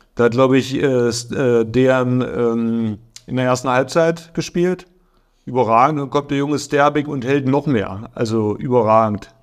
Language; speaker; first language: German; native; German